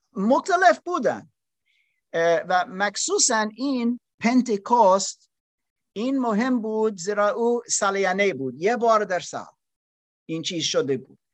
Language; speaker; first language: Persian; non-native, learner; German